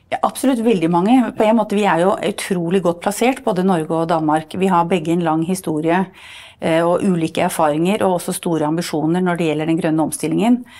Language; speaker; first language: Norwegian; native; Norwegian